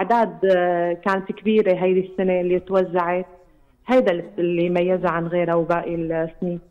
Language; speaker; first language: Arabic; native; Arabic